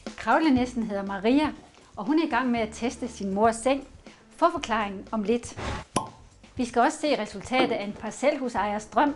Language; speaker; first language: Danish; native; Danish